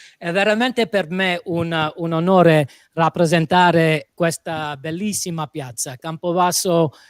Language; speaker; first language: Italian; non-native, fluent; English